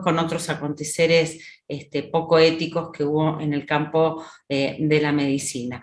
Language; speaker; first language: Spanish; native; Spanish